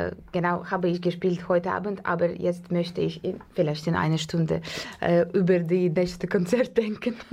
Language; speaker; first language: German; non-native, fluent; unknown